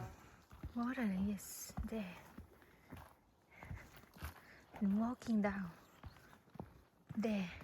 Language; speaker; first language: English; non-native, learner; Thai